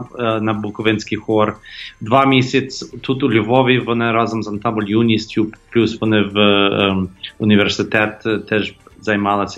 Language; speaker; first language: Ukrainian; non-native, fluent; English